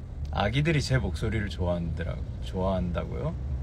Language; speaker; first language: Korean; early bilingual, heritage; Korean